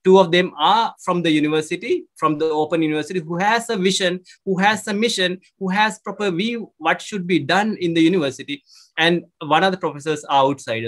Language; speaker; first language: English; non-native, local second language; Sinhala